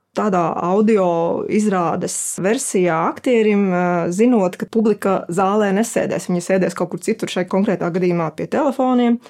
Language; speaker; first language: Latvian; native; Latvian